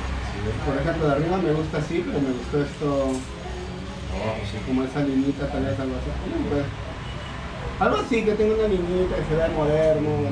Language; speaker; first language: Spanish; native; Spanish